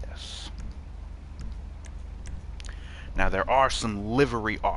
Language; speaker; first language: English; native; English